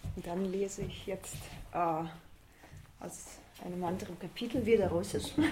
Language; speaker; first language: German; non-native, fluent; Russian